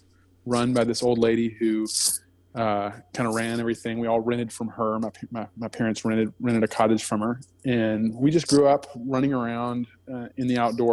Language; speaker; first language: English; native; English